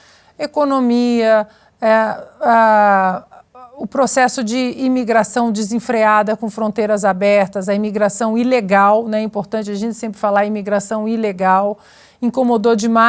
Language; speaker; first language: Portuguese; native; Portuguese